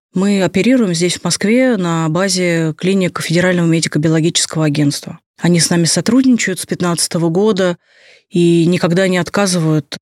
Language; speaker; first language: Russian; native; Russian